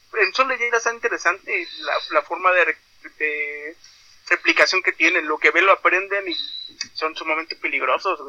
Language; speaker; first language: Spanish; native; Spanish